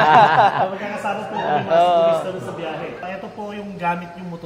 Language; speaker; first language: Filipino; native; Filipino